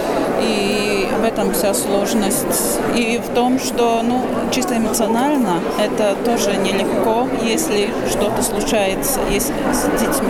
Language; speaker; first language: Russian; non-native, local second language; Latvian